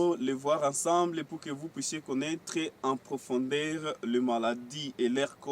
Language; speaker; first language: French; non-native, local second language; Swahili